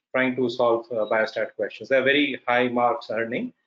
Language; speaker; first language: English; non-native, local second language; Odia